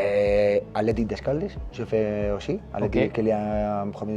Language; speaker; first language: French; non-native, learner; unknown